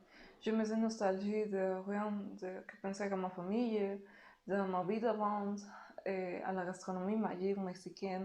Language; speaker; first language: French; non-native, learner; Spanish